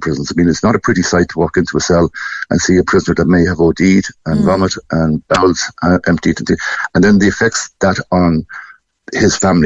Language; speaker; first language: English; native; English